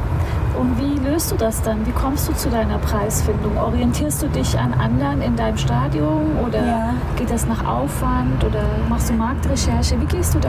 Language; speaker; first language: German; native; German